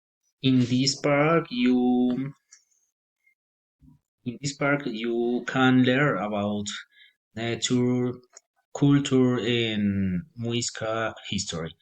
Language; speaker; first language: English; non-native, learner; Spanish